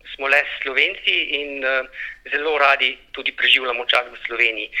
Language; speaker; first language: Slovenian; native; Slovenian